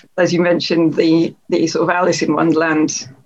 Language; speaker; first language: English; native; English